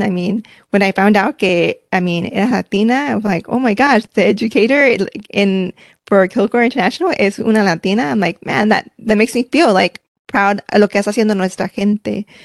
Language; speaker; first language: English; early bilingual, other home language; Spanish